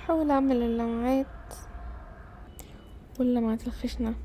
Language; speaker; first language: Arabic; native; Arabic